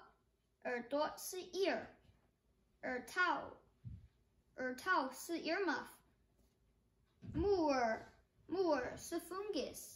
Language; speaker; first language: Chinese; early bilingual, heritage; English